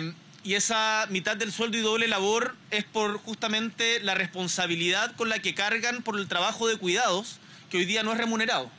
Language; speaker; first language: Spanish; native; Spanish